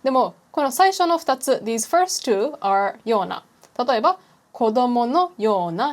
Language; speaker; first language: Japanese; non-native, fluent; English